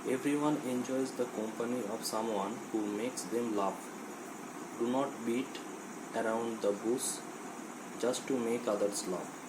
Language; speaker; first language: English; non-native, local second language; Bangla